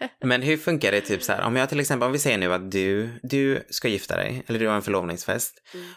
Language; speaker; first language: Swedish; early bilingual, other home language; Spanish